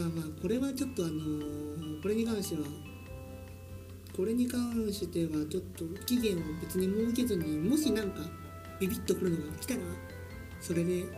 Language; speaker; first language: Japanese; native; Japanese